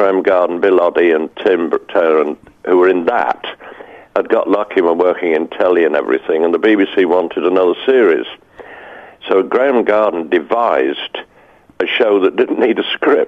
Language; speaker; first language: English; native; English